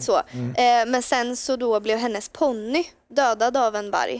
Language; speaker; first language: Swedish; native; Swedish